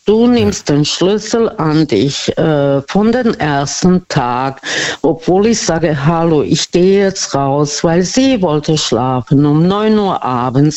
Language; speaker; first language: German; non-native, fluent; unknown